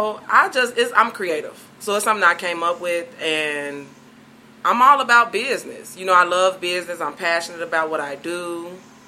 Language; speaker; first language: English; native; English